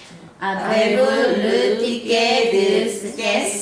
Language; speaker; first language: French; non-native, learner; Korean